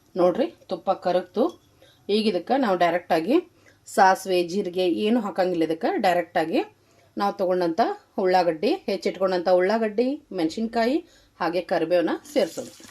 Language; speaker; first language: Kannada; native; Kannada